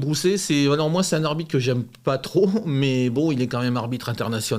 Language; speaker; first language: French; native; French